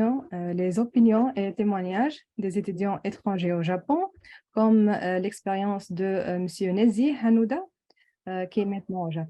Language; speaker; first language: French; non-native, local second language; Arabic